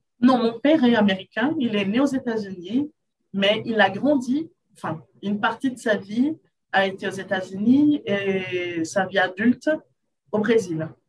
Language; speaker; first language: French; non-native, fluent; Portuguese